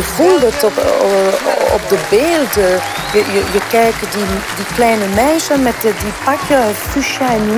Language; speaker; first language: Dutch; non-native, local second language; French